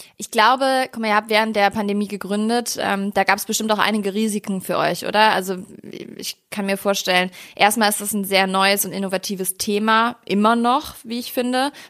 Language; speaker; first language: German; native; German